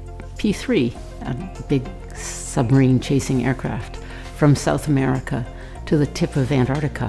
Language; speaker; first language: English; native; English